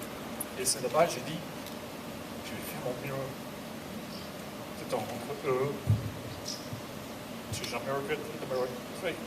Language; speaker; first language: French; non-native, learner; English